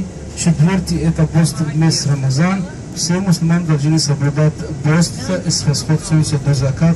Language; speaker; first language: Russian; non-native, fluent; Arabic